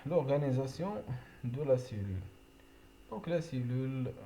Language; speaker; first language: French; non-native, local second language; Arabic